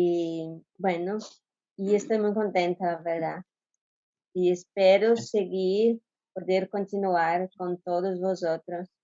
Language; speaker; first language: Spanish; non-native, fluent; Portuguese